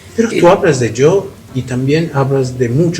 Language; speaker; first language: Spanish; non-native, fluent; Italian